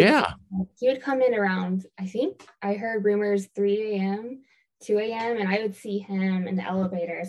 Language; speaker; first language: English; native; English